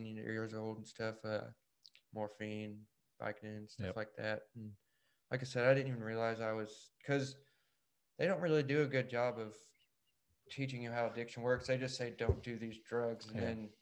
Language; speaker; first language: English; native; English